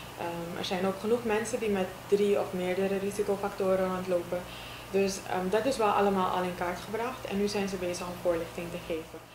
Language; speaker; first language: Dutch; native; Dutch